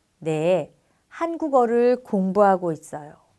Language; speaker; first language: Korean; native; Korean